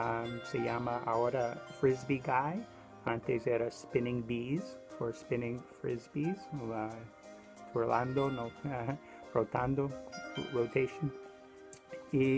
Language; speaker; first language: Spanish; non-native, learner; English